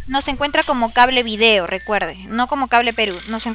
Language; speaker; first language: Spanish; native; Spanish